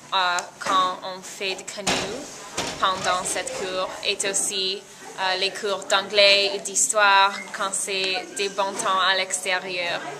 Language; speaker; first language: French; non-native, learner; English